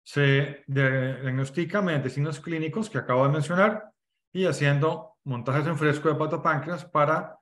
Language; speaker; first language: Spanish; native; Spanish